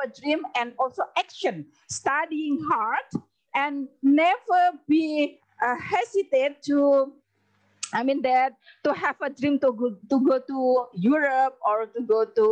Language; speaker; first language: English; non-native, learner; Indonesian